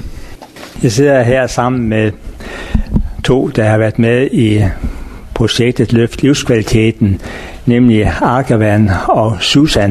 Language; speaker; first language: Danish; native; Danish